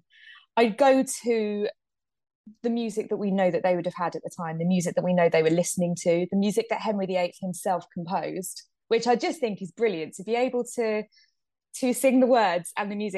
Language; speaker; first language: English; native; English